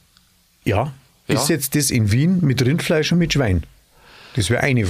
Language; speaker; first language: German; native; German